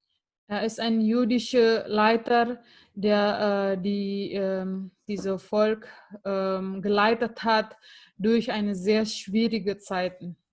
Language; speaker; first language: German; non-native, fluent; Indonesian